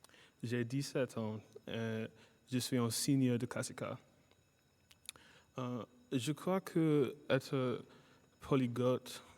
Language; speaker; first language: French; non-native, learner; English